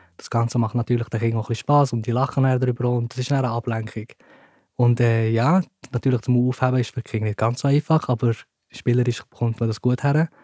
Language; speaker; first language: German; early bilingual, other home language; Turkish